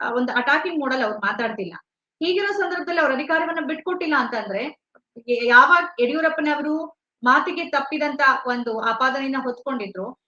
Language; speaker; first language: Kannada; native; Kannada